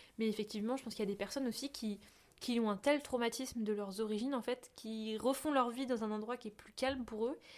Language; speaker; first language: French; native; French